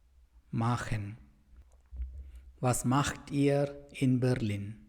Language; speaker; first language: German; non-native, fluent; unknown